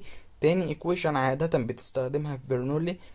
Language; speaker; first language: Arabic; native; Arabic